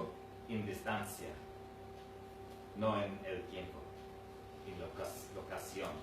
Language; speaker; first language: Spanish; non-native, fluent; English